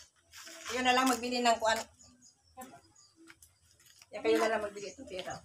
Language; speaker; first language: Filipino; non-native, local second language; Cebuano